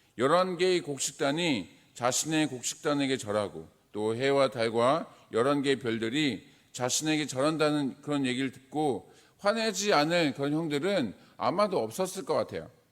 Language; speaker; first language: Korean; native; Korean